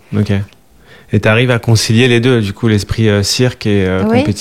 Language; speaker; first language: French; native; French